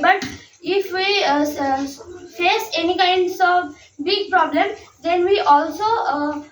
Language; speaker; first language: English; non-native, learner; Bangla